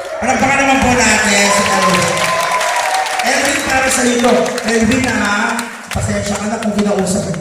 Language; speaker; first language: Filipino; native; Filipino